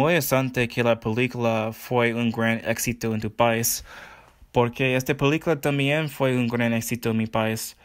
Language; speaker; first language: Spanish; non-native, learner; English